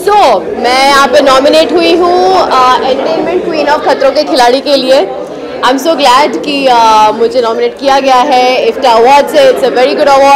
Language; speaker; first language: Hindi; native; Hindi